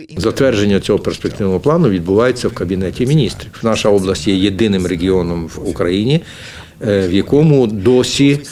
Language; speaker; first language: Ukrainian; native; Ukrainian